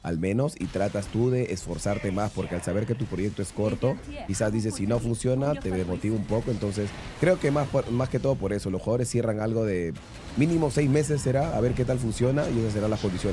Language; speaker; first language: Spanish; native; Spanish